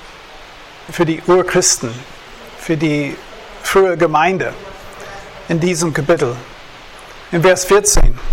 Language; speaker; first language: German; non-native, fluent; English